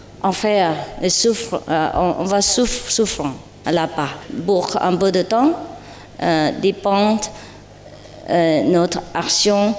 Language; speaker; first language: French; non-native, learner; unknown